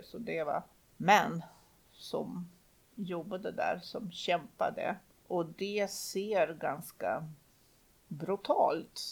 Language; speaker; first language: Swedish; non-native, fluent; Russian